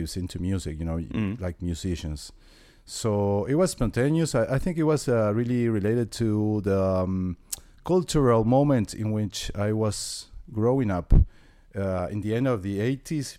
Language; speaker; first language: English; non-native, fluent; Spanish